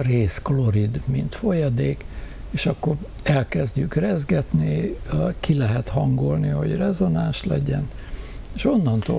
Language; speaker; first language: Hungarian; native; Hungarian